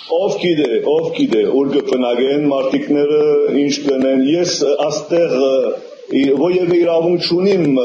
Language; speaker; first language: Armenian; early bilingual, heritage; Armenian